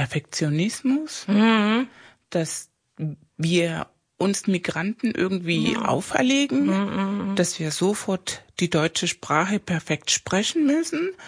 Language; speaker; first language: German; non-native, fluent; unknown